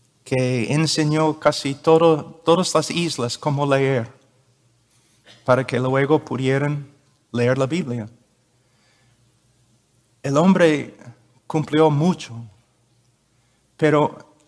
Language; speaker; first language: Spanish; non-native, fluent; English